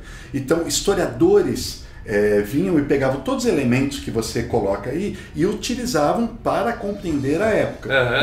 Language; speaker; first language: Portuguese; native; Portuguese